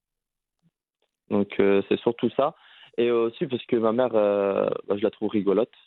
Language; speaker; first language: French; early bilingual, other home language; Arabic